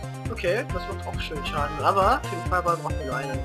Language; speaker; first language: German; native; German